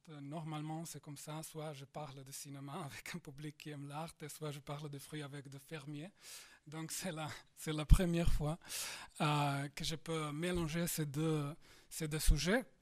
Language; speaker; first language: French; non-native, fluent; Slovenian